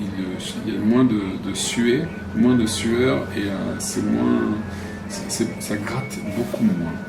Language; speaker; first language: French; non-native, fluent; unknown